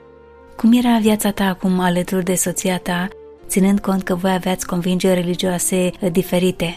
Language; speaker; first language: Romanian; native; Romanian